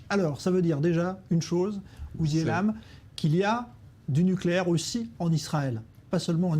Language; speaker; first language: French; native; French